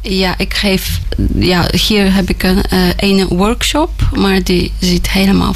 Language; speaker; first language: Dutch; non-native, learner; Polish